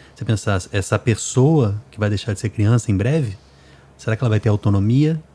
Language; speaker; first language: Portuguese; native; Portuguese